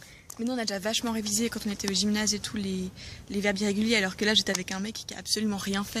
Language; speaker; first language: French; native; French